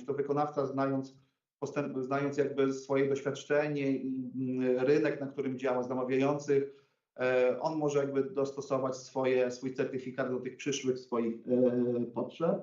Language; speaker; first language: Polish; native; Polish